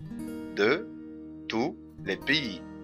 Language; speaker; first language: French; non-native, fluent; Arabic